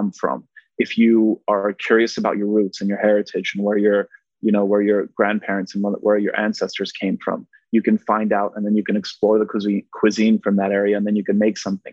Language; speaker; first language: English; non-native, fluent; Polish